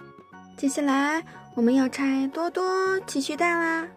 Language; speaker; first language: Chinese; native; Chinese